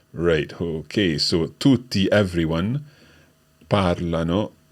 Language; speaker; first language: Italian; non-native, fluent; English